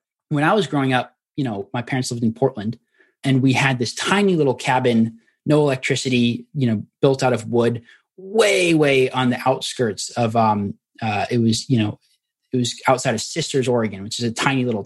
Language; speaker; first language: English; native; English